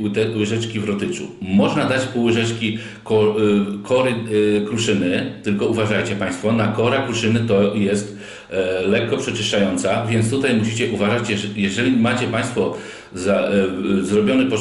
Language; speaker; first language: Polish; native; Polish